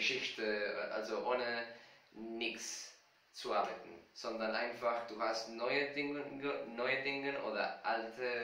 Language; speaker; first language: German; non-native, fluent; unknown